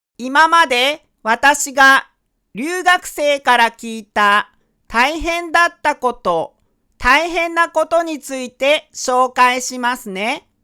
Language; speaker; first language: Japanese; native; Japanese